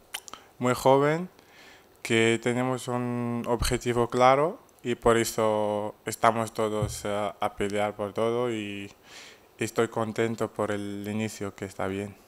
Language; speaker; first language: Spanish; non-native, fluent; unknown